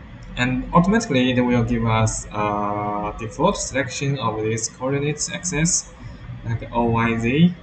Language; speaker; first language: English; non-native, fluent; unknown